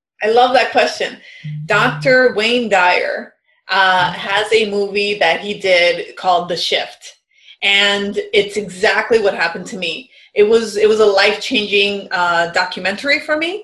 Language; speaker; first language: English; early bilingual, other home language; Spanish